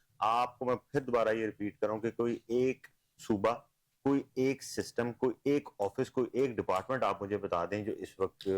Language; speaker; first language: Urdu; non-native, local second language; Punjabi